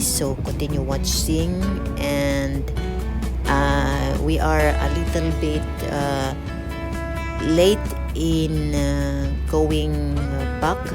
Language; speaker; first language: English; non-native, local second language; Cebuano